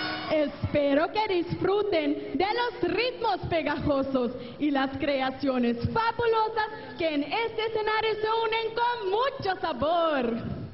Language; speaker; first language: Spanish; non-native, local second language; Papiamento